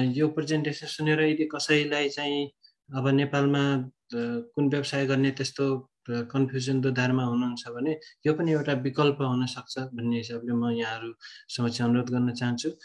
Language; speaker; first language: Nepali; native; Nepali